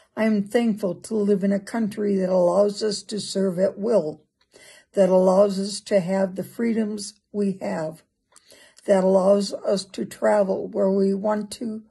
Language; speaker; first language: English; native; English